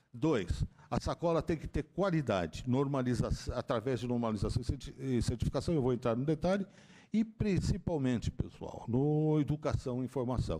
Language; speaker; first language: Portuguese; native; Portuguese